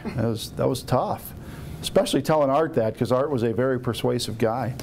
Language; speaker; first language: English; native; English